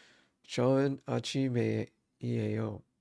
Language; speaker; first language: Korean; non-native, learner; English